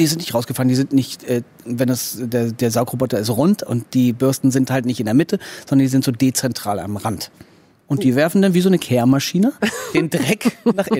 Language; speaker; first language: German; native; German